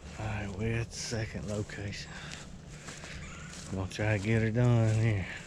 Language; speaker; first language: English; native; English